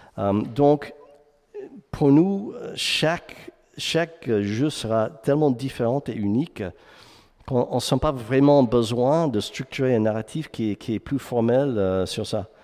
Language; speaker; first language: French; non-native, fluent; English